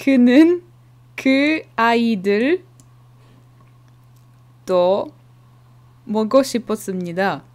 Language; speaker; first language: Korean; non-native, learner; Czech